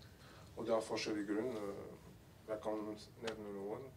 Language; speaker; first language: Norwegian; non-native, learner; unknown